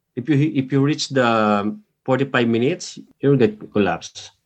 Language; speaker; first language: English; non-native, local second language; Filipino